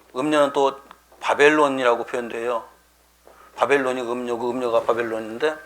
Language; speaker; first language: Korean; native; Korean